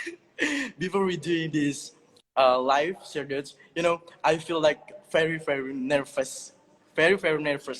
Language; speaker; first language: English; non-native, learner; Indonesian